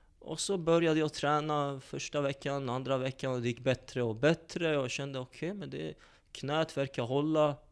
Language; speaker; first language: Swedish; early bilingual, other home language; Bosnian